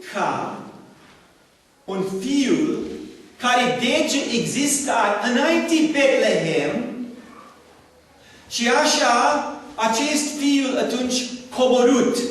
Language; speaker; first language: Romanian; non-native, learner; English